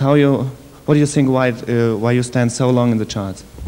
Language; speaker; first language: English; non-native, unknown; German